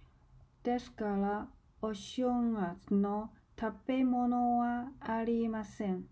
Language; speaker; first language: Japanese; non-native, learner; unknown